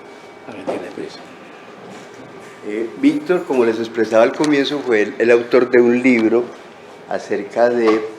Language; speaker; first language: Spanish; native; Spanish